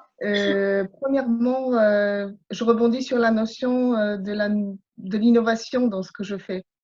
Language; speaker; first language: French; non-native, fluent; Polish